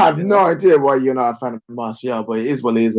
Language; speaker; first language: English; native; English